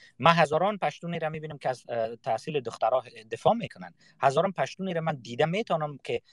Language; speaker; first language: Persian; native; Persian